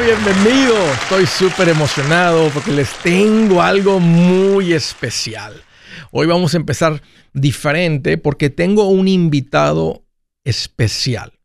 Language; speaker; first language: Spanish; early bilingual, heritage; Spanish